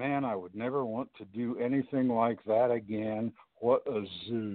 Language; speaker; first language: English; native; English